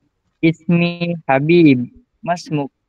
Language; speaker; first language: Arabic; non-native, learner; Malay